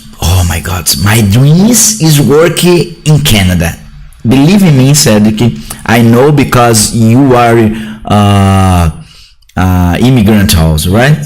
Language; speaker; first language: English; non-native, learner; Portuguese